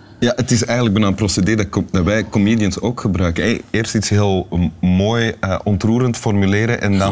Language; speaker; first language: Dutch; native; Dutch